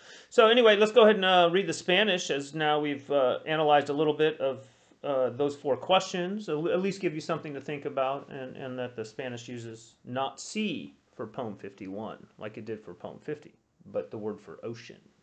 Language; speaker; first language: English; native; English